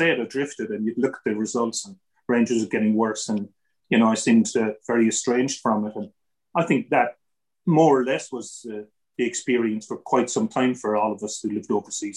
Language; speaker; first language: English; native; English